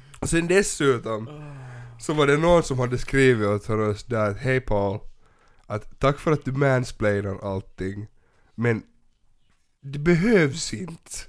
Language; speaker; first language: Swedish; native; Swedish